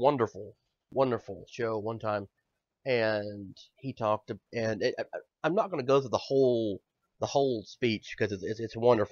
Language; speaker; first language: English; native; English